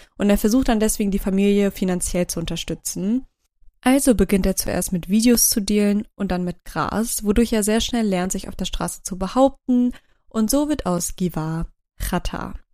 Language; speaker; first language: German; early bilingual, other home language; Turkish